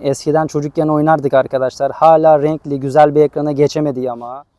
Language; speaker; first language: Turkish; native; Turkish